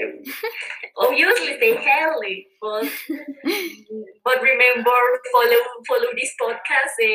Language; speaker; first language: English; non-native, learner; Spanish